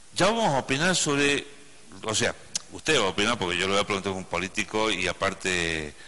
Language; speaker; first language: Spanish; native; Spanish